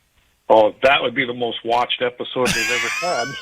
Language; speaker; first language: English; native; English